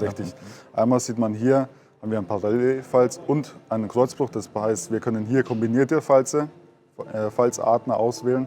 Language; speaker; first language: German; native; German